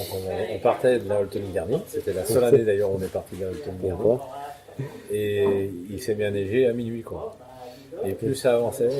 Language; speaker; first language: French; native; French